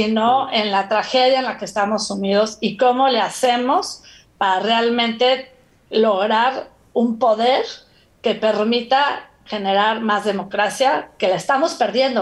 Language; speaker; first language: Spanish; native; Spanish